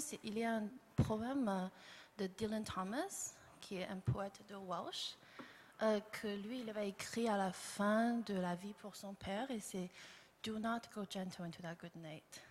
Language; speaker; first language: French; non-native, fluent; English